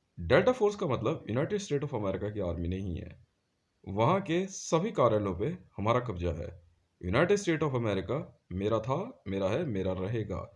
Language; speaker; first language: Hindi; native; Hindi